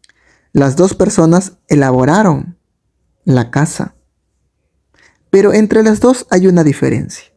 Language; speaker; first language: Spanish; native; Spanish